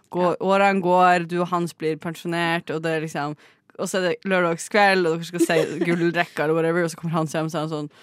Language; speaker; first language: Norwegian; native; Norwegian